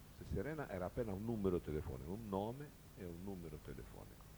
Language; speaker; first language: Italian; non-native, learner; Portuguese